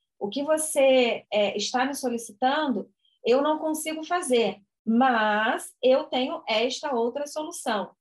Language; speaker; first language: Portuguese; native; Portuguese